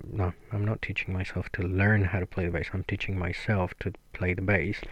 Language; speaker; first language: English; non-native, fluent; Spanish